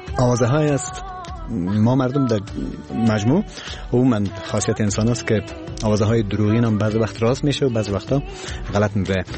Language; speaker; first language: Persian; native; Persian